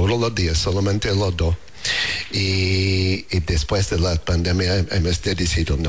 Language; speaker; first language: Spanish; non-native, learner; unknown